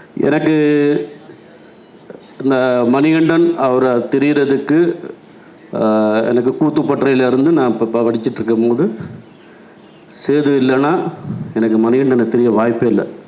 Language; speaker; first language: Tamil; native; Tamil